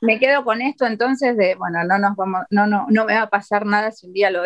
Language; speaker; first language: Spanish; native; Spanish